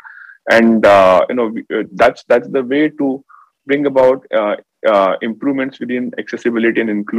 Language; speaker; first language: English; non-native, local second language; Marathi